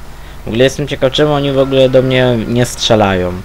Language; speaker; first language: Polish; native; Polish